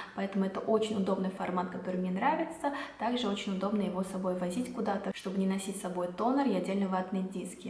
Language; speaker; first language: Russian; non-native, fluent; Korean